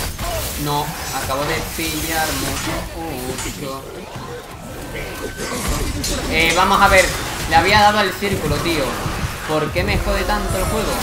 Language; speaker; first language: Spanish; native; Spanish